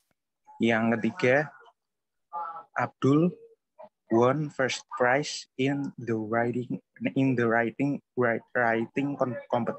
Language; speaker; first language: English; non-native, learner; Indonesian